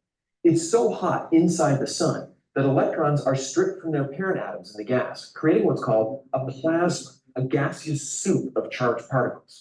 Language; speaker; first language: English; native; English